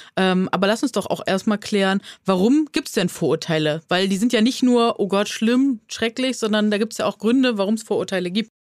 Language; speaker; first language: German; native; German